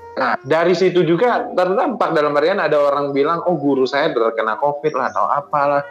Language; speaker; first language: Indonesian; native; Indonesian